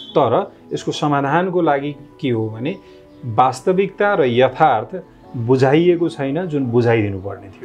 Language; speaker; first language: Nepali; non-native, local second language; Maithili